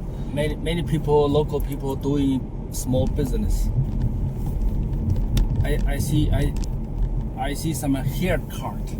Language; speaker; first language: English; non-native, learner; Chinese